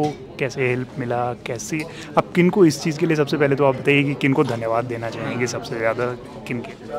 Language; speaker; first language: Hindi; native; Hindi